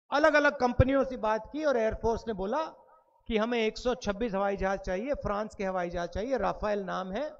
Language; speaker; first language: Hindi; native; Hindi